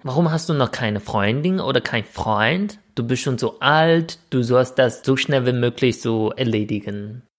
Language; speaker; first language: German; non-native, fluent; Chinese